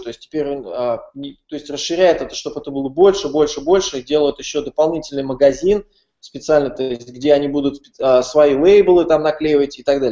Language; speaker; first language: Russian; native; Russian